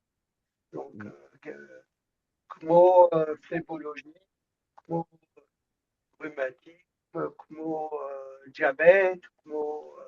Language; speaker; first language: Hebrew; non-native, learner; French